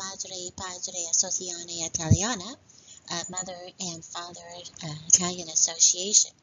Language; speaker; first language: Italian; non-native, learner; English